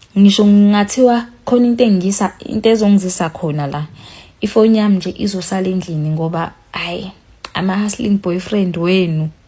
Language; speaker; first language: Zulu; native; Zulu